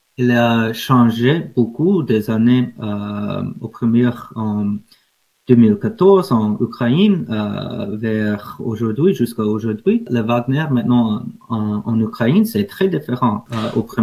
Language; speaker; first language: French; non-native, learner; English